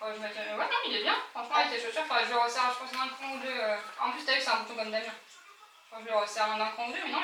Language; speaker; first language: French; native; French